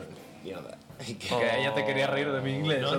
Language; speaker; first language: Spanish; native; Spanish